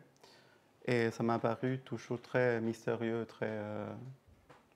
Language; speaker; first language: French; native; French